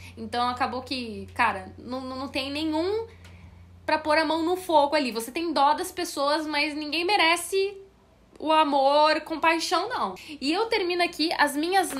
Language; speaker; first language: Portuguese; native; Portuguese